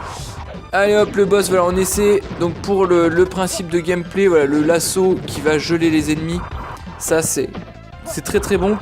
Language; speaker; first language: French; native; French